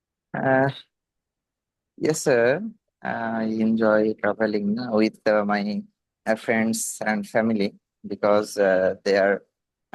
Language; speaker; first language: English; non-native, learner; Bangla